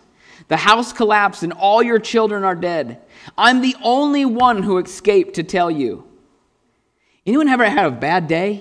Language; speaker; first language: English; native; English